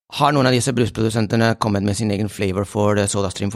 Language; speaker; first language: Norwegian; non-native, fluent; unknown